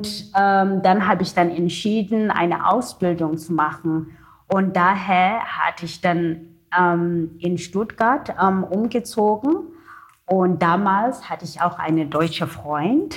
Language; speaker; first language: German; non-native, learner; Xhosa